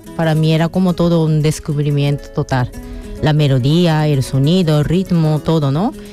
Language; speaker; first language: Spanish; non-native, fluent; Japanese